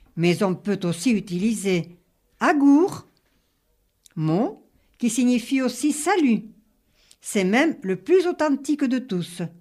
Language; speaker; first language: French; native; French